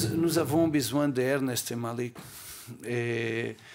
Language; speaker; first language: French; non-native, learner; Portuguese